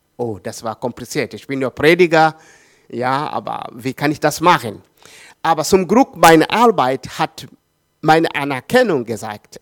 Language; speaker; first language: German; non-native, learner; Swahili